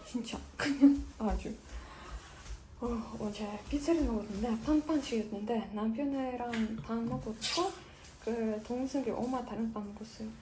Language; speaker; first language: Korean; non-native, fluent; Ukrainian